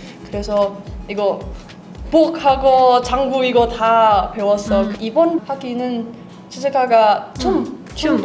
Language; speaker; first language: Korean; non-native, learner; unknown